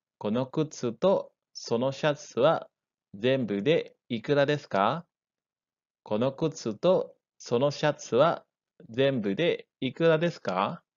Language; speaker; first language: Japanese; non-native, fluent; Indonesian